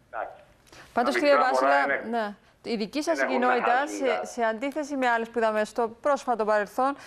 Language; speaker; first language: Greek; native; Greek